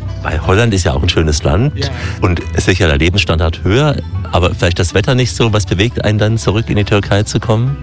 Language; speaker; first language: German; native; German